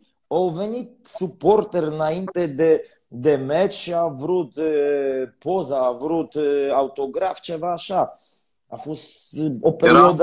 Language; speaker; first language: Romanian; non-native, learner; Polish